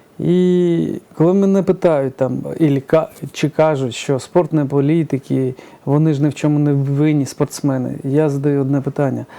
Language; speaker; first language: Ukrainian; early bilingual, other home language; Georgian